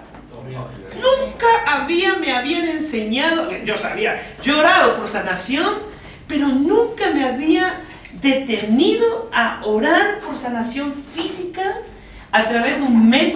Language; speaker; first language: Spanish; native; Spanish